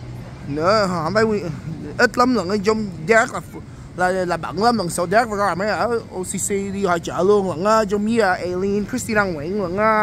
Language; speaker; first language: Vietnamese; early bilingual, heritage; Vietnamese